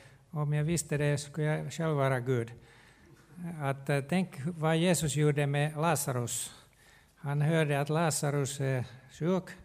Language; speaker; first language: Swedish; non-native, local second language; Finnish